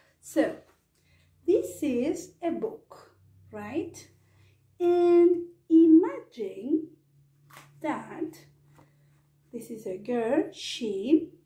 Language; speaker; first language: English; non-native, fluent; Spanish